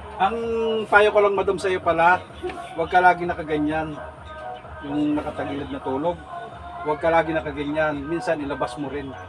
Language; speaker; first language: Filipino; native; Filipino